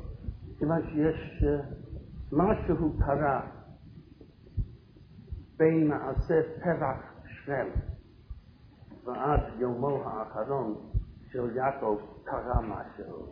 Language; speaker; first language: Hebrew; non-native, fluent; English